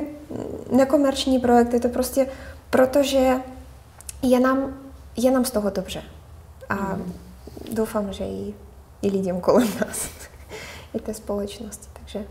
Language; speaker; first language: Czech; non-native, fluent; Russian